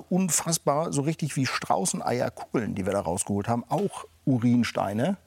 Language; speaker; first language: German; native; German